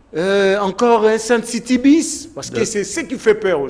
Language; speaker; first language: French; non-native, local second language; Lingala